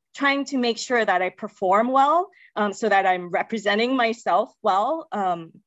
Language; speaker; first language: English; native; English